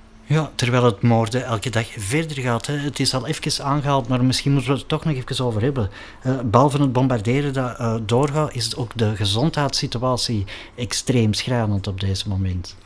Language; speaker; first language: Dutch; native; Dutch